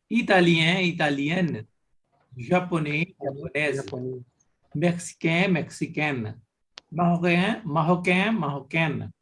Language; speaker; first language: French; non-native, fluent; Hindi